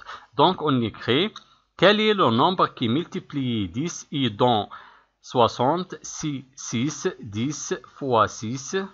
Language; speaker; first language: French; non-native, local second language; Arabic